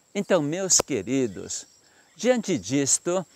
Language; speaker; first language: Portuguese; non-native, fluent; Korean